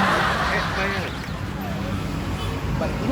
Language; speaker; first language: Indonesian; non-native, fluent; Japanese